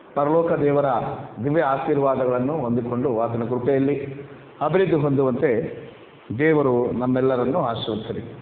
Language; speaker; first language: Kannada; non-native, local second language; Telugu